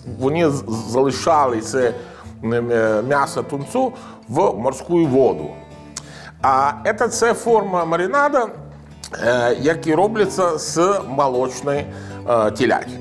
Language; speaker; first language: Ukrainian; non-native, learner; Italian